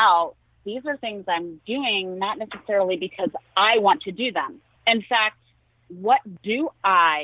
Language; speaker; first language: English; native; English